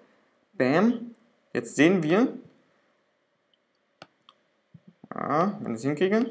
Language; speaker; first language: German; native; German